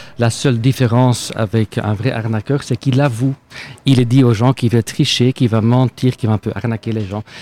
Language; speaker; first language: French; non-native, local second language; Dutch